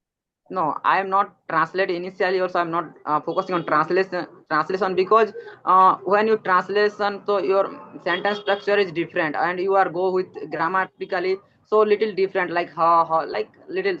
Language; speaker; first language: English; non-native, learner; Odia